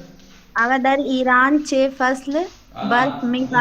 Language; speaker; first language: Persian; non-native, learner; Urdu